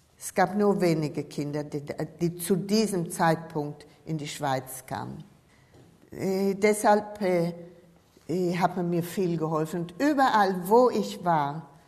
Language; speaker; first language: German; native; German